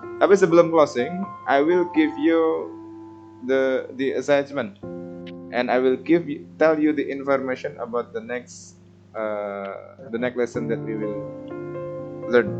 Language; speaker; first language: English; non-native, fluent; Indonesian